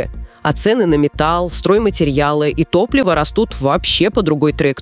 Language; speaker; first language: Russian; native; Russian